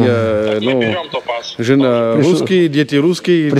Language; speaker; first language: Russian; non-native, learner; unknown